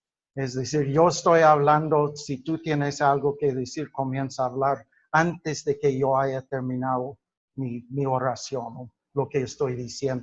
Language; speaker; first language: Spanish; non-native, fluent; English